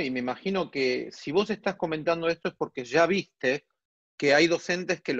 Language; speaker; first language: Spanish; native; Spanish